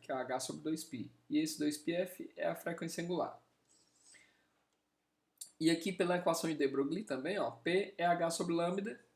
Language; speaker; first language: Portuguese; native; Portuguese